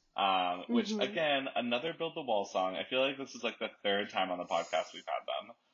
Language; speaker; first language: English; native; English